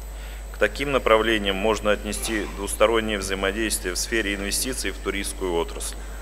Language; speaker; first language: Russian; native; Russian